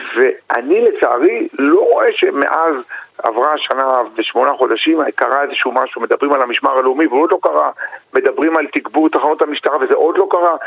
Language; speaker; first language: Hebrew; native; Hebrew